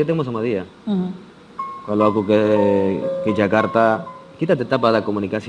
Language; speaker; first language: Indonesian; non-native, fluent; Spanish